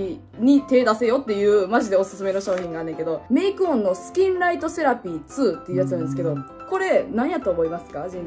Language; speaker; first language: Japanese; native; Japanese